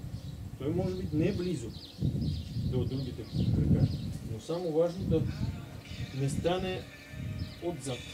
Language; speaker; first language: Bulgarian; non-native, learner; Russian